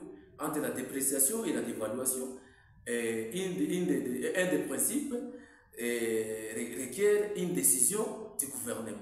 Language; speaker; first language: French; non-native, local second language; Swahili